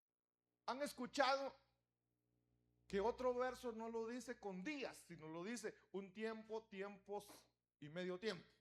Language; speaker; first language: Spanish; native; Spanish